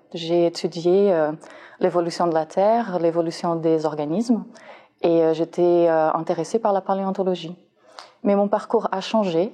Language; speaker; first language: French; non-native, fluent; Portuguese